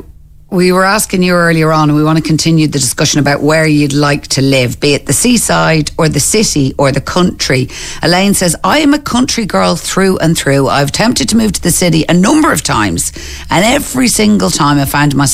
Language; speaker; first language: English; native; English